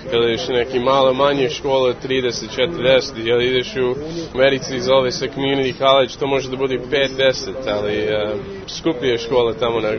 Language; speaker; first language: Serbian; early bilingual, heritage; English